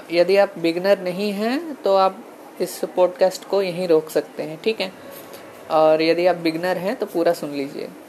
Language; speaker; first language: Hindi; non-native, local second language; Telugu